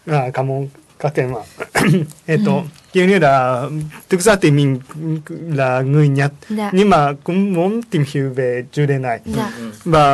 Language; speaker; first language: Vietnamese; non-native, fluent; Japanese